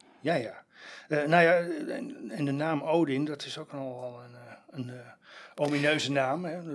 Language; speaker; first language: Dutch; native; Dutch